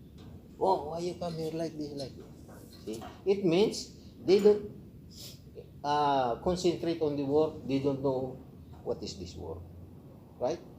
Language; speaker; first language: English; non-native, local second language; Filipino